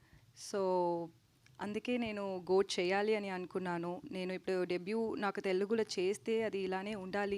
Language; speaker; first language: Telugu; non-native, learner; Tamil